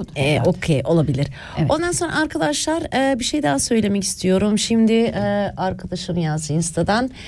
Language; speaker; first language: Turkish; early bilingual, other home language; Swiss German